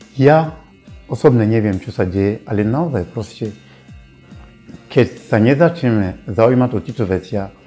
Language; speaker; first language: Slovak; non-native, fluent; Bambara